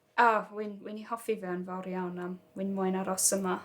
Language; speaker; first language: Welsh; non-native, learner; English